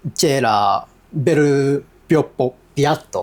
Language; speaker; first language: Italian; non-native, learner; Japanese